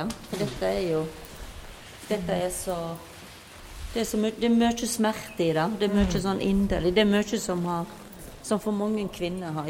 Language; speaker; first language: Norwegian; native; Norwegian